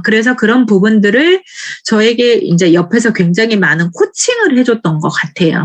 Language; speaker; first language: Korean; native; Korean